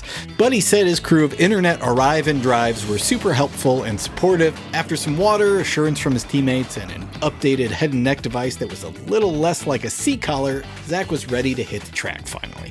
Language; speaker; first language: English; native; English